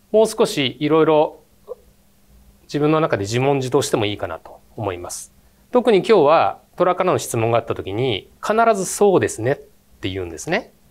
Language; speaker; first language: Japanese; native; Japanese